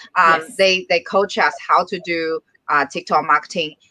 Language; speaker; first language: English; non-native, fluent; Chinese